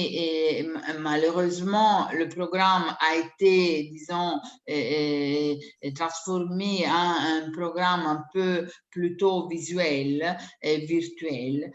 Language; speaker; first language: French; non-native, fluent; Italian